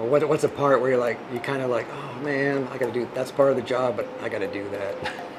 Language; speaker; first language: English; native; English